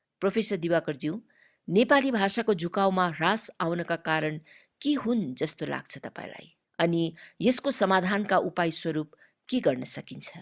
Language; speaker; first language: Nepali; native; Nepali